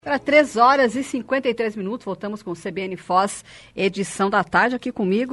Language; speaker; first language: Portuguese; native; Portuguese